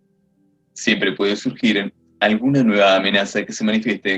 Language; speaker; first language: Spanish; native; Spanish